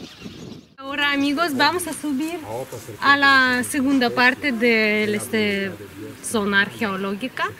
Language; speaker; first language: Spanish; non-native, learner; Russian